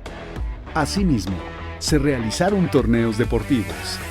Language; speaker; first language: Spanish; native; Spanish